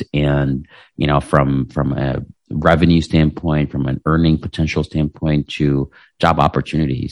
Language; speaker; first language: English; non-native, local second language; Filipino